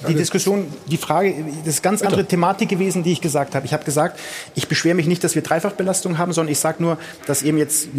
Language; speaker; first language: German; native; German